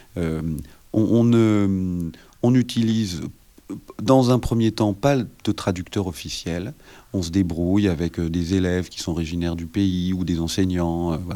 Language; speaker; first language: French; native; French